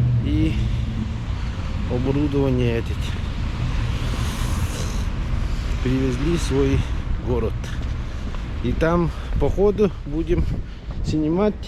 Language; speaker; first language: Russian; non-native, local second language; Yakut